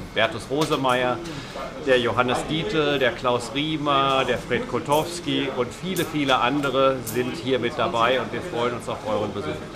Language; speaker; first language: German; native; German